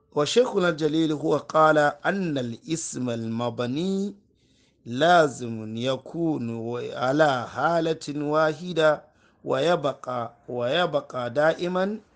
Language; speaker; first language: Arabic; non-native, fluent; Hausa